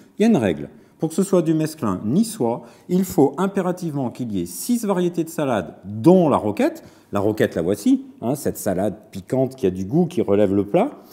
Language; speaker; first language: French; native; French